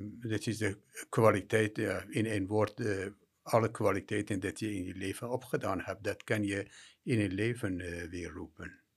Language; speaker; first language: Dutch; non-native, fluent; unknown